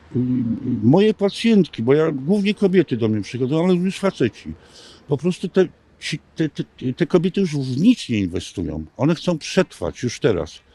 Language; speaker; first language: Polish; native; Polish